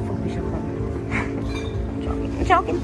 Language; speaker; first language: English; non-native, fluent; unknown